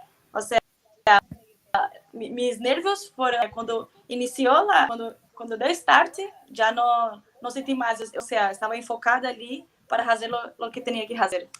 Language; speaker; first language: Spanish; non-native, learner; Portuguese